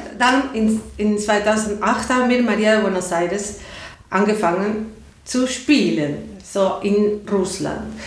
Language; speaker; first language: German; non-native, learner; Spanish